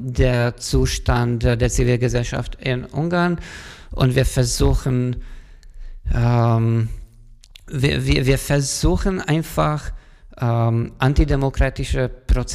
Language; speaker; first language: German; non-native, fluent; Hungarian